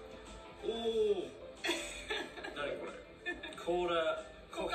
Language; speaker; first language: Japanese; non-native, fluent; English